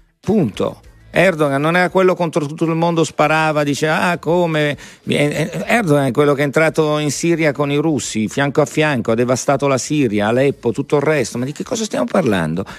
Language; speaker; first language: Italian; native; Italian